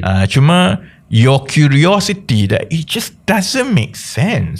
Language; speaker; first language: English; non-native, local second language; Malay